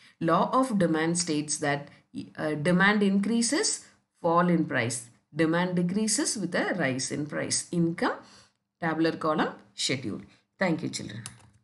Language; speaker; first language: English; non-native, local second language; Tamil